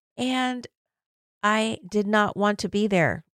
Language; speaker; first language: English; native; English